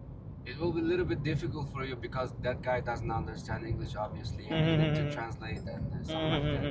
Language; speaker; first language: English; non-native, fluent; Chinese